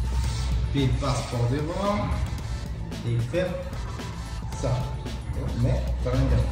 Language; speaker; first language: French; non-native, learner; Spanish